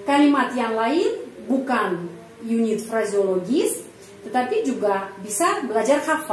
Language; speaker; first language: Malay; non-native, fluent; Russian